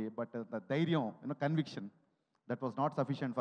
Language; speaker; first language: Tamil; non-native, learner; Telugu